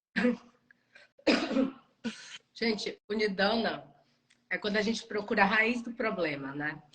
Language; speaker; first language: Portuguese; native; Portuguese